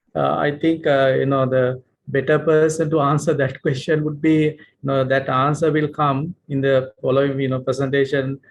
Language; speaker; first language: English; non-native, local second language; Sinhala